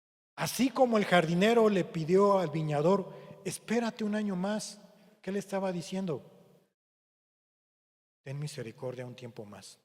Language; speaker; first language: Spanish; native; Spanish